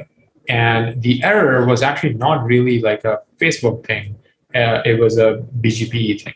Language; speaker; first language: English; non-native, local second language; Urdu